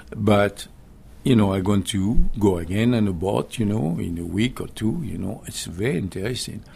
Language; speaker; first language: English; non-native, learner; French